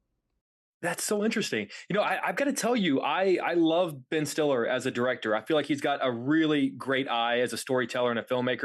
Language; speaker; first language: English; native; English